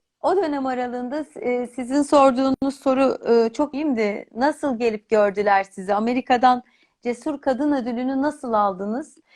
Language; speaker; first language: Turkish; native; Turkish